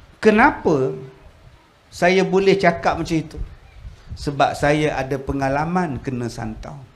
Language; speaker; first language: Malay; native; Malay